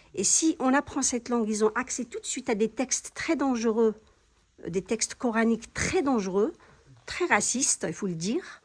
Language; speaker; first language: French; non-native, local second language; Kabyle